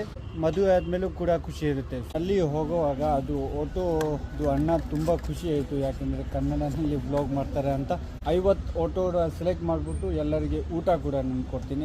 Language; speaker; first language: Kannada; non-native, learner; Ladakhi